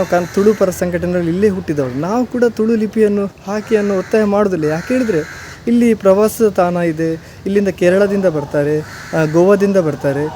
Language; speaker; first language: Kannada; non-native, local second language; Tulu